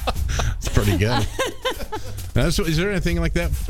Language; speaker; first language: English; native; English